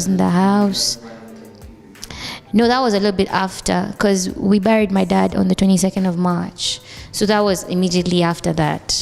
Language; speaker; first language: English; non-native, local second language; Swahili